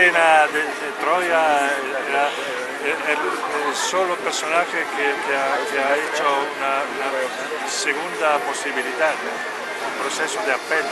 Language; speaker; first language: Spanish; non-native, learner; Italian